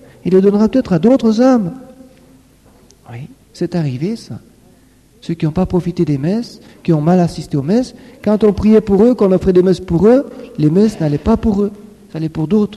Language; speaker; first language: French; native; French